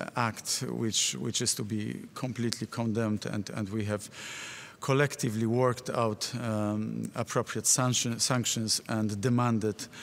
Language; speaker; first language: English; non-native, fluent; Polish